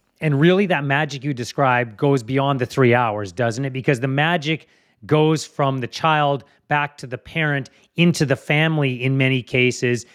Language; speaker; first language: English; native; English